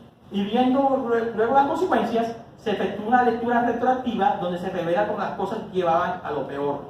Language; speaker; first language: Spanish; native; Spanish